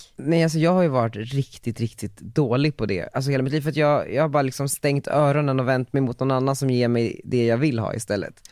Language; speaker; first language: Swedish; native; Swedish